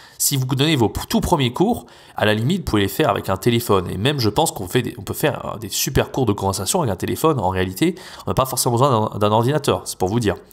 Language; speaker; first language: French; native; French